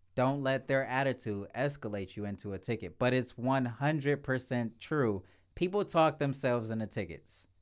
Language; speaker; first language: English; native; English